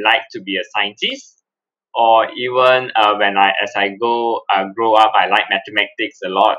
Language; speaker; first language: English; non-native, local second language; Cantonese